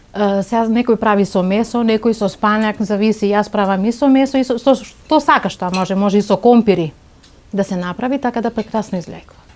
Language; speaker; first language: Macedonian; non-native, local second language; Romany